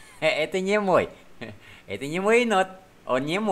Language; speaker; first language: Russian; non-native, fluent; Vietnamese